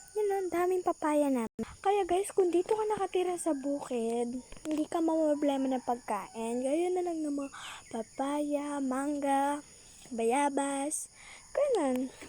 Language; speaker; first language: Filipino; non-native, local second language; Cebuano